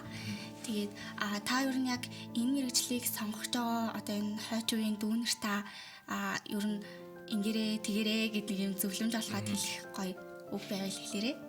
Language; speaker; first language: Mongolian; native; Mongolian